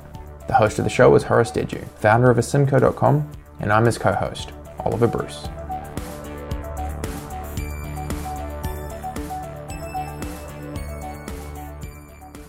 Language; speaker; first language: English; native; English